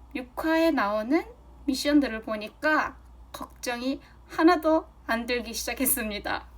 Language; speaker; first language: Korean; non-native, fluent; Mongolian